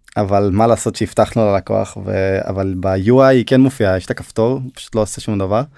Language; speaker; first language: Hebrew; early bilingual, other home language; Turkish